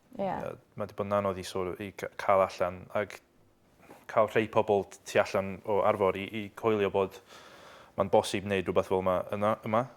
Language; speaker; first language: Welsh; native; Welsh